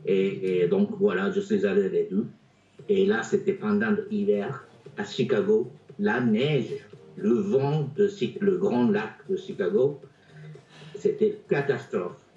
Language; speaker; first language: French; non-native, fluent; Japanese